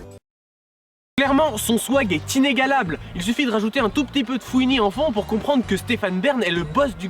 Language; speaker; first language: French; native; French